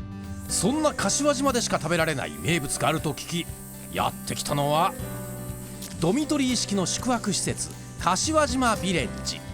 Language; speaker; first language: Japanese; native; Japanese